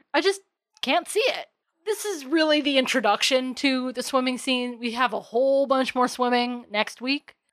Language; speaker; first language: English; native; English